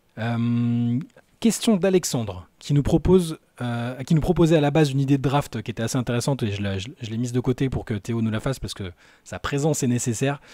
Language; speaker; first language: French; native; French